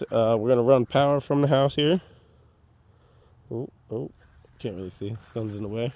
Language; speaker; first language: English; native; English